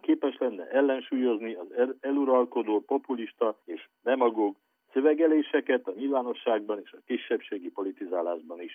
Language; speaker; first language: Hungarian; native; Hungarian